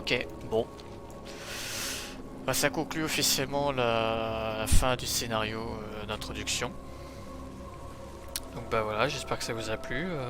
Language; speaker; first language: French; native; French